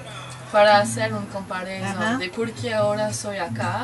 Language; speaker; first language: Spanish; non-native, learner; French